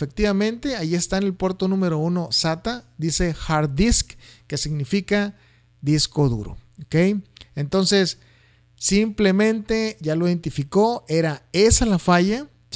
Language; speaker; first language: Spanish; native; Spanish